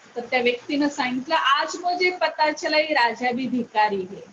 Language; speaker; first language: Hindi; non-native, local second language; Marathi